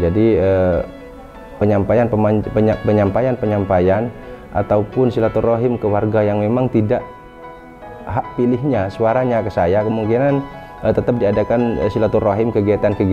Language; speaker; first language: Indonesian; non-native, local second language; Madurese